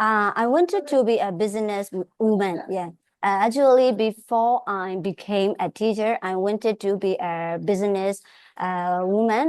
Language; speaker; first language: English; non-native, fluent; Burmese